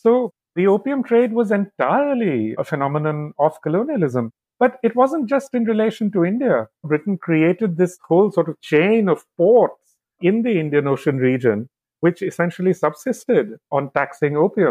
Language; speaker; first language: English; non-native, local second language; Bangla